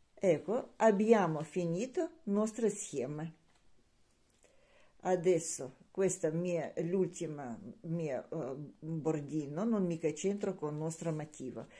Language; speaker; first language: Italian; non-native, learner; Ukrainian